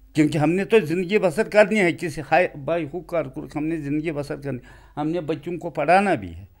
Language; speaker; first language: Hindi; non-native, local second language; Kashmiri